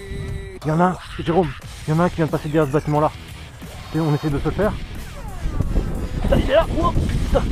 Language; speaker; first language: French; native; French